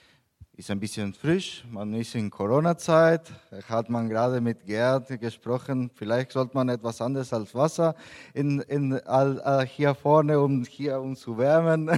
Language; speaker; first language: German; non-native, fluent; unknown